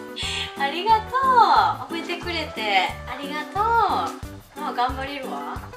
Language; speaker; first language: Japanese; native; Japanese